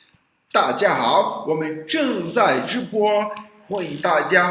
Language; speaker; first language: Chinese; non-native, fluent; Portuguese